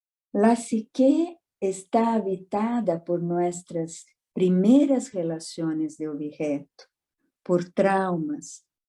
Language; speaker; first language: Spanish; non-native, fluent; Portuguese